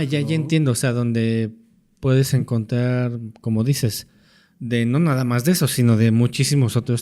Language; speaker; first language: Spanish; native; Spanish